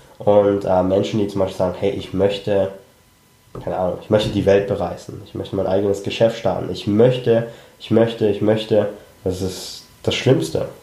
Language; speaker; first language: German; early bilingual, other home language; Cantonese